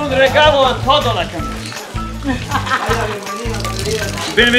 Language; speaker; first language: Spanish; non-native, learner; Serbian